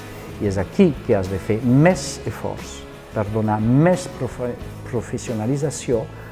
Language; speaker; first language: Catalan; non-native, fluent; French